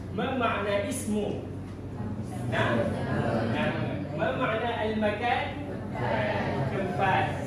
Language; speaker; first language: Arabic; non-native, learner; Malay